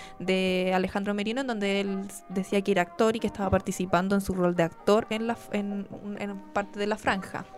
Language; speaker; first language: Spanish; native; Spanish